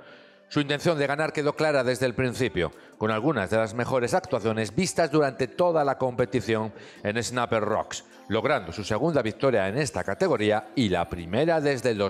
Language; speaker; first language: Spanish; native; Spanish